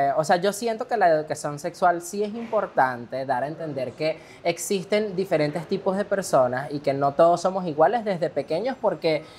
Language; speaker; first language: Spanish; native; Spanish